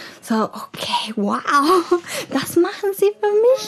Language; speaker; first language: German; early bilingual, heritage; German